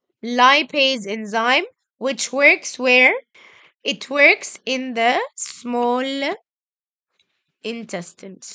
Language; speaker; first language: English; non-native, local second language; Arabic